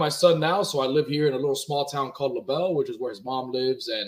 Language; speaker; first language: English; early bilingual, other home language; Spanish